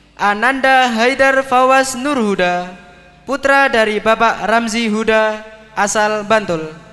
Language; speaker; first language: Indonesian; native; Indonesian